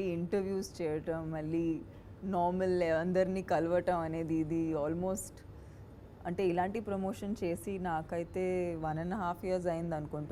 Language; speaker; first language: Telugu; non-native, fluent; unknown